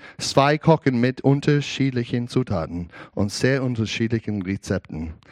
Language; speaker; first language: German; non-native, learner; English